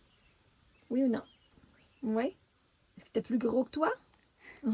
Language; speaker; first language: French; native; French